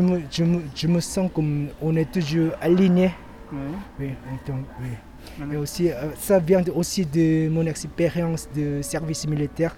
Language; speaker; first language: French; non-native, learner; Korean